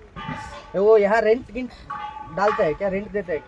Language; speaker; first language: Hindi; non-native, local second language; Kannada